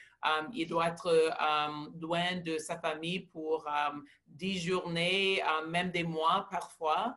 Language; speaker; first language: French; non-native, local second language; English